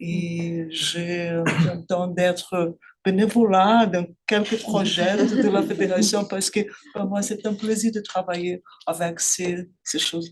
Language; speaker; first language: French; non-native, fluent; Portuguese